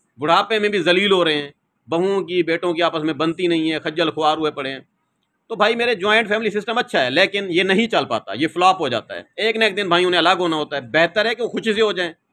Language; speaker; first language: Urdu; non-native, local second language; Saraiki